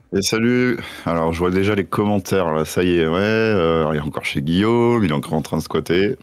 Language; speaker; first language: French; native; French